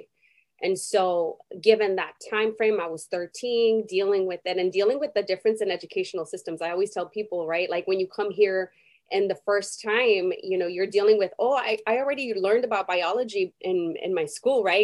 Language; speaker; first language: English; non-native, fluent; Spanish